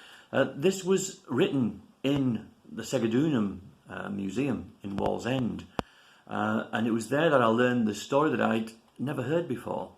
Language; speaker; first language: English; native; English